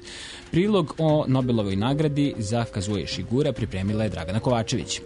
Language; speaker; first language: Serbian; native; Serbian